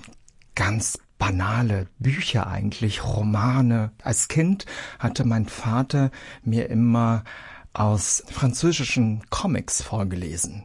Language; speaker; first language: German; early bilingual, other home language; Vietnamese